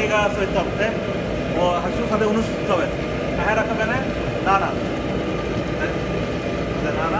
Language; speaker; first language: Arabic; non-native, learner; Urdu